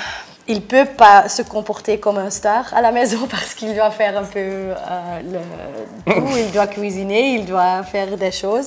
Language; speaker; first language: French; non-native, local second language; Dutch